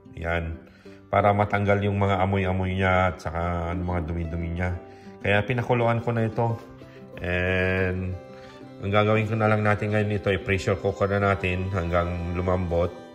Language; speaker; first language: Filipino; non-native, local second language; Iloko